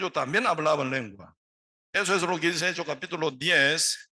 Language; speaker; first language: Spanish; non-native, learner; Korean